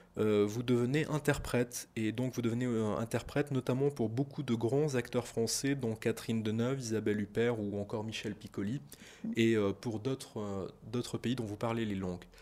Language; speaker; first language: French; native; French